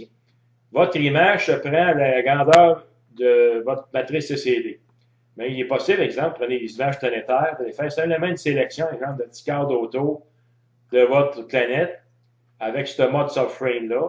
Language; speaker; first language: French; native; French